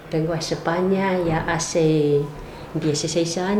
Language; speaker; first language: Spanish; non-native, learner; Chinese